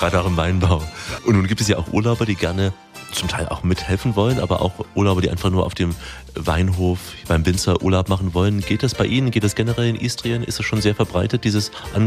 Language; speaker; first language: German; native; German